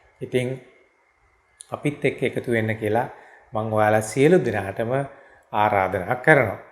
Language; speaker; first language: Sinhala; native; Sinhala